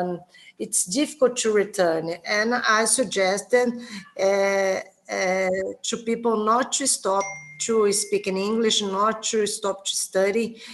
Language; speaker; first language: English; non-native, learner; Portuguese